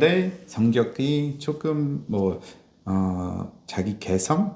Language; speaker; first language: Korean; non-native, fluent; English